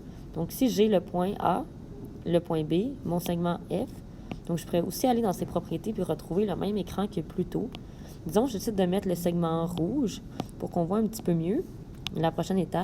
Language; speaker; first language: French; native; French